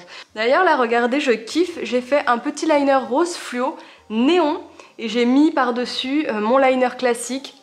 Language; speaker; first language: French; native; French